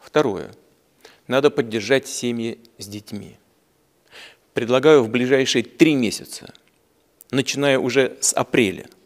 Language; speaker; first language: Russian; native; Russian